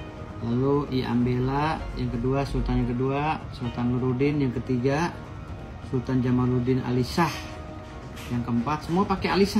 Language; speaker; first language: Indonesian; native; Indonesian